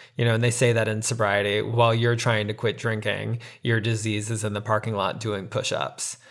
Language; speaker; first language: English; native; English